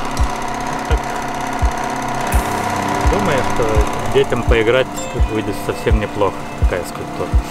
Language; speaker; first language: Russian; non-native, fluent; Lithuanian